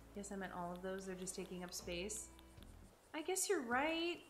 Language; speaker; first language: English; native; English